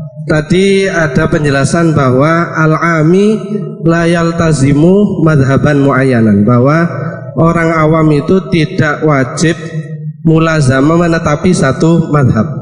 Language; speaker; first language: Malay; non-native, local second language; Javanese